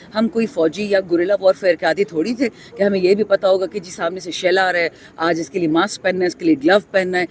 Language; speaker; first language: Urdu; non-native, local second language; Pashto